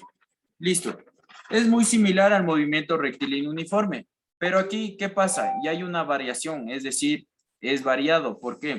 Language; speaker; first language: Spanish; native; Spanish